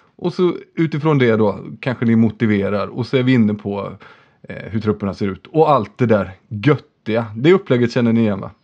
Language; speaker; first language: Swedish; native; Swedish